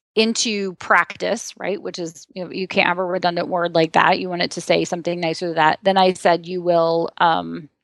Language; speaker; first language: English; native; English